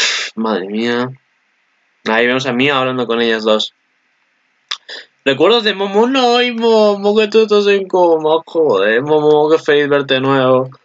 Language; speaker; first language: Spanish; native; Spanish